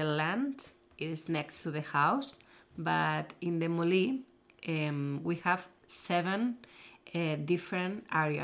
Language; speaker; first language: English; non-native, learner; Spanish